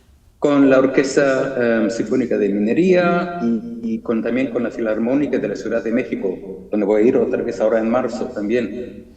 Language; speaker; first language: Spanish; early bilingual, heritage; German